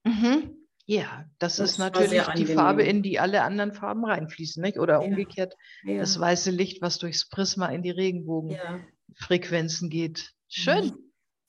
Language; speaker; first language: German; native; German